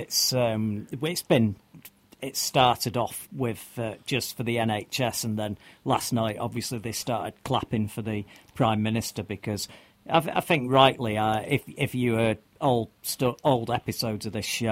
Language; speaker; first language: English; native; English